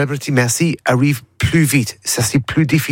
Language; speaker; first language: French; non-native, learner; English